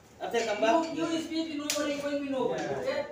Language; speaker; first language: English; non-native, learner; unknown